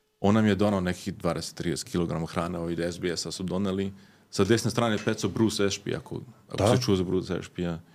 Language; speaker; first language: Serbian; early bilingual, heritage; Serbian